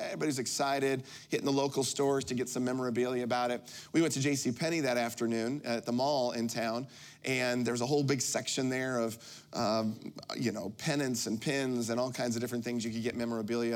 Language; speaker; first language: English; native; English